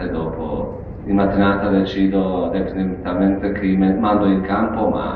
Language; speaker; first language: Italian; non-native, fluent; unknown